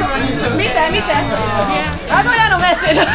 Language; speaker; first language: Japanese; native; Japanese